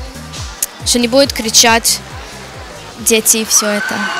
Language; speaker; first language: Russian; early bilingual, heritage; Russian